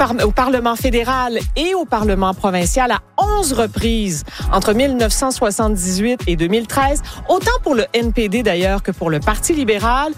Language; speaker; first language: French; native; French